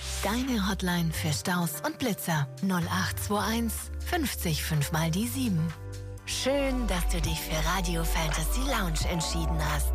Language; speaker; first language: German; native; German